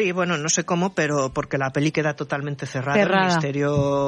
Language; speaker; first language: Spanish; native; Spanish